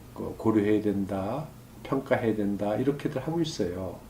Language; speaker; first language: Korean; native; Korean